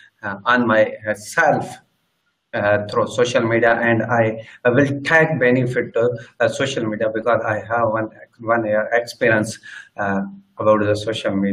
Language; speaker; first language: English; non-native, learner; Sindhi